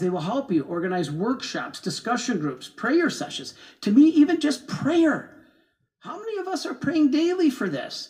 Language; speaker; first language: English; native; English